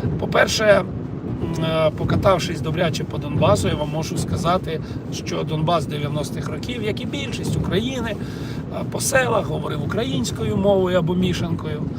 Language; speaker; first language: Ukrainian; non-native, local second language; Russian